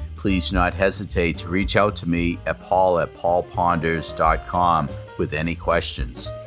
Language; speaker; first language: English; native; English